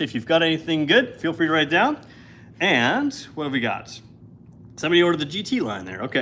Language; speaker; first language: English; native; English